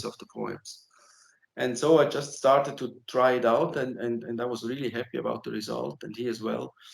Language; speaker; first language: English; non-native, fluent; German